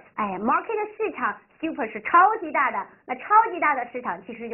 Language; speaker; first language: Chinese; native; Chinese